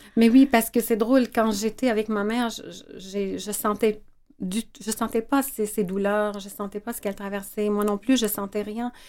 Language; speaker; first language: French; non-native, fluent; Arabic